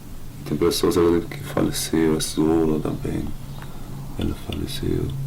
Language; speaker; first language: Portuguese; non-native, learner; German